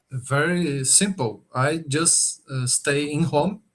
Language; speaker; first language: English; non-native, learner; Portuguese